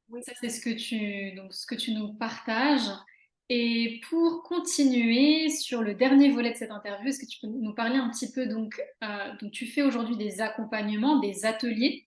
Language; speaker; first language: French; native; French